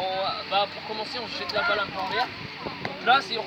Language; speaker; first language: French; native; French